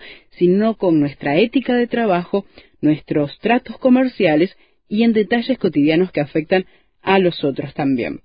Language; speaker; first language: Spanish; native; Spanish